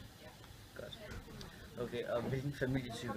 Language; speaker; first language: Danish; native; Danish